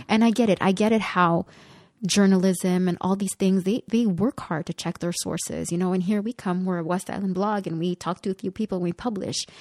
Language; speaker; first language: English; early bilingual, other home language; Spanish